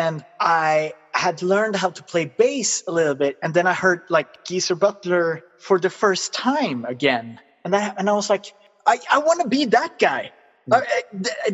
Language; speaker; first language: English; non-native, fluent; Swedish